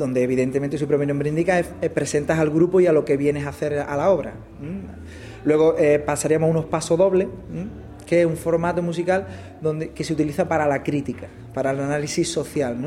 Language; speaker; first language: Spanish; native; Spanish